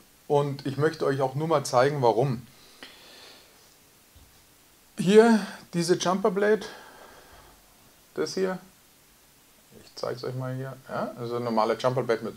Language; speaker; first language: German; native; German